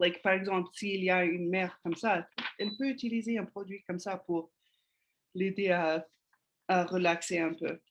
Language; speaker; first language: French; non-native, fluent; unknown